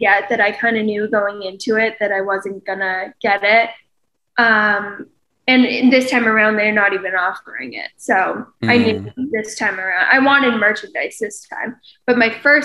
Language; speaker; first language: English; native; English